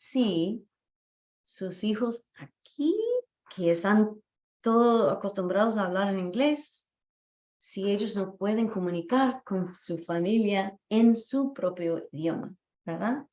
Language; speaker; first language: Spanish; non-native, fluent; English